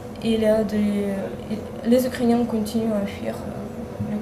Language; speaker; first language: French; non-native, fluent; Ukrainian